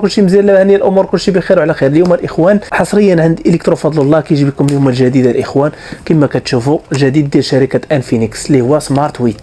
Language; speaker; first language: Arabic; native; Arabic